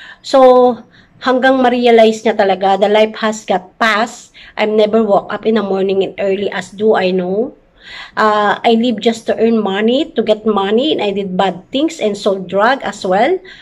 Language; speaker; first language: English; non-native, local second language; Filipino